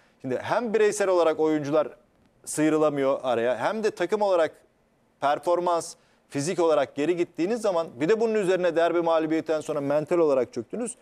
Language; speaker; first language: Turkish; native; Turkish